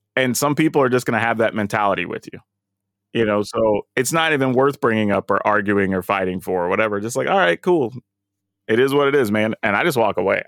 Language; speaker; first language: English; native; English